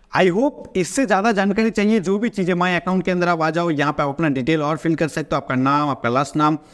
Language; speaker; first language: Hindi; non-native, local second language; Bangla